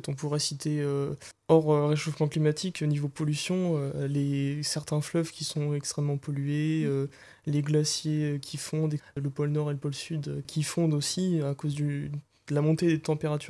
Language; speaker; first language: French; native; French